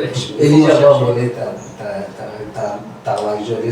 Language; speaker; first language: French; non-native, learner; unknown